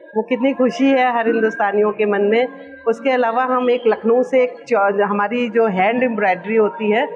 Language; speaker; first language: Hindi; native; Hindi